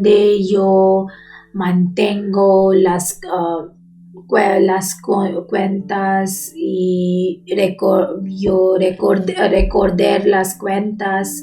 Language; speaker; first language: Spanish; non-native, learner; Bangla